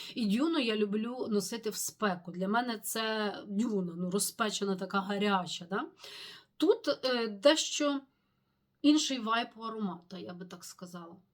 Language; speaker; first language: Ukrainian; non-native, local second language; Russian